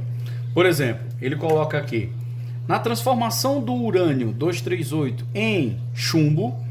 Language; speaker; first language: Portuguese; native; Portuguese